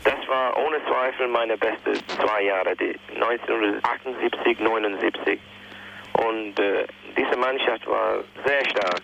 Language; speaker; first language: German; non-native, fluent; English